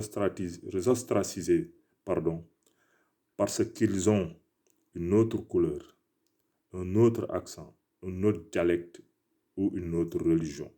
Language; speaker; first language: French; non-native, local second language; Wolof